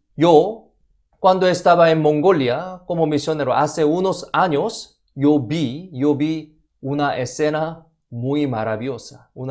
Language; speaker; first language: Spanish; non-native, fluent; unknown